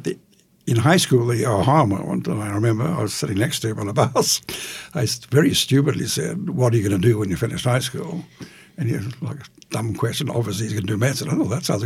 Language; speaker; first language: English; native; English